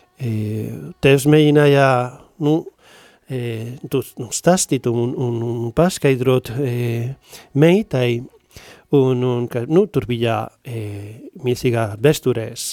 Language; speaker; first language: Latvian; non-native, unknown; Spanish